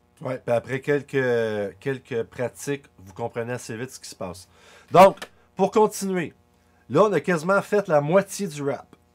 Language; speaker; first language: French; native; French